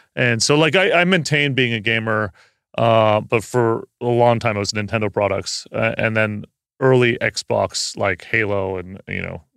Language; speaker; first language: English; early bilingual, other home language; Hindi